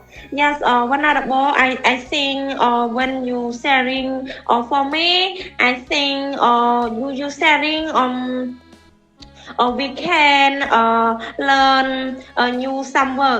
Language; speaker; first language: English; non-native, learner; Khmer